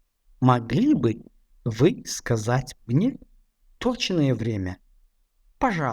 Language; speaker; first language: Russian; non-native, fluent; Tajik